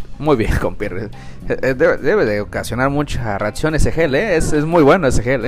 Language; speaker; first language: Spanish; native; Spanish